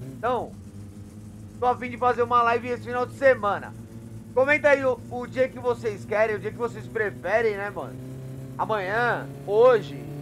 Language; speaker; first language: Portuguese; native; Portuguese